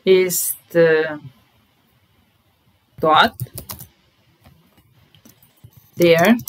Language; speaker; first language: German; non-native, fluent; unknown